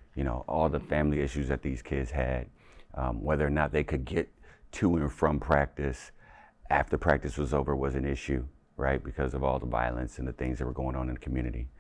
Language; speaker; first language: English; native; English